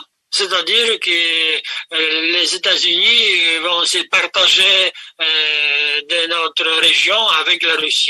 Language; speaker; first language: French; non-native, fluent; Polish